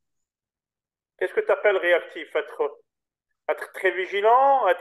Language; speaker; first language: French; native; French